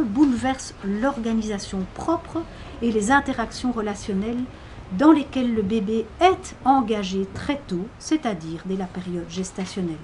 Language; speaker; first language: French; native; French